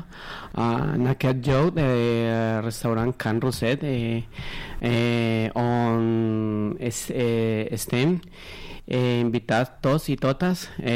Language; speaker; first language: Catalan; non-native, learner; Spanish